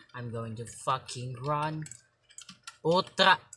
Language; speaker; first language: English; non-native, local second language; Filipino